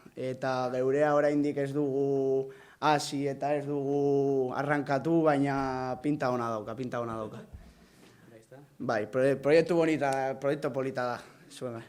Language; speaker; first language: Basque; non-native, local second language; Spanish